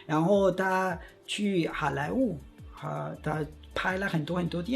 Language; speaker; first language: Chinese; non-native, fluent; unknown